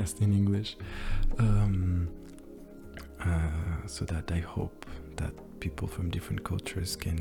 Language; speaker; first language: English; non-native, fluent; French